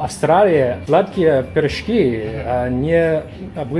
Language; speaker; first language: Russian; non-native, learner; English